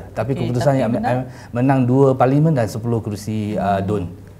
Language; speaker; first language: Malay; native; Malay